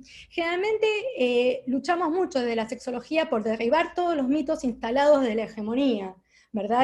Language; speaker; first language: Spanish; native; Spanish